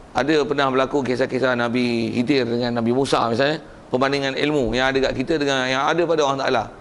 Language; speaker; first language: Malay; native; Malay